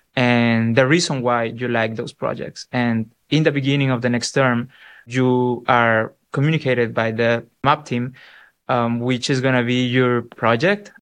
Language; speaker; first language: English; non-native, fluent; Spanish